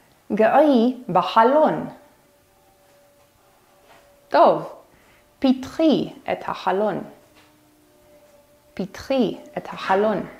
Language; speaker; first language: Hebrew; non-native, fluent; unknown